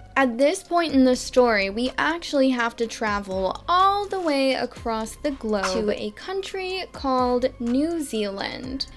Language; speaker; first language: English; native; English